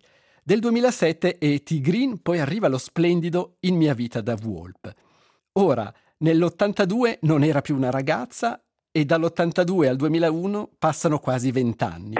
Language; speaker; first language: Italian; native; Italian